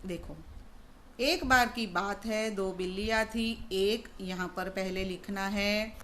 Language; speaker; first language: Hindi; non-native, local second language; Gujarati